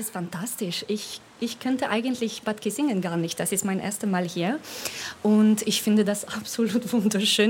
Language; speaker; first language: German; non-native, fluent; French